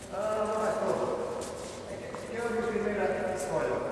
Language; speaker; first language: Spanish; non-native, learner; Portuguese